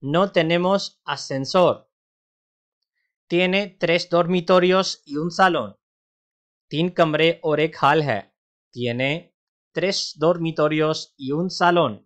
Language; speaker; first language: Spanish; non-native, fluent; Urdu